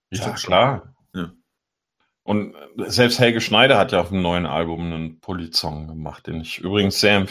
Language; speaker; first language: German; native; German